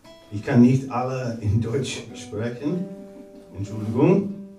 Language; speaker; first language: German; non-native, learner; English